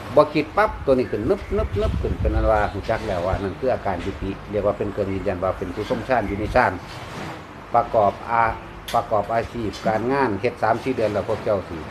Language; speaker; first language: Thai; non-native, local second language; Northeastern Thai